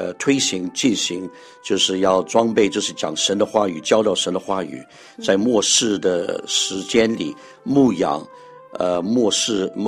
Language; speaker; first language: Chinese; non-native, local second language; Cantonese